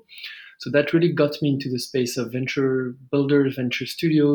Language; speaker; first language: English; non-native, fluent; French